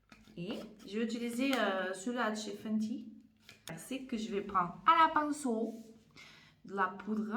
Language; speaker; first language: French; non-native, fluent; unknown